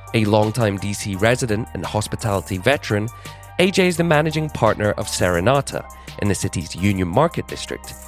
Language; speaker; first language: English; native; English